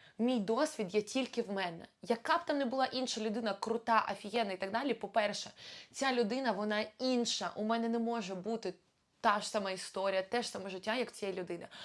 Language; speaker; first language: Ukrainian; non-native, local second language; Russian